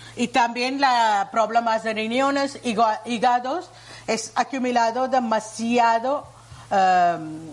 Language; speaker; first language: Spanish; non-native, learner; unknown